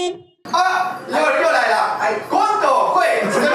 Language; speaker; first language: Chinese; non-native, fluent; Japanese